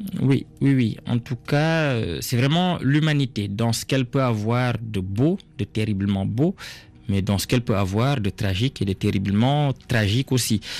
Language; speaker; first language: French; non-native, local second language; Serer